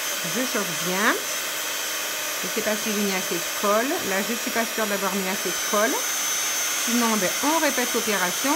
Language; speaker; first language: French; native; French